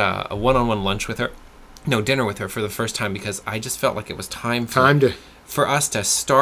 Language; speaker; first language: English; non-native, fluent; French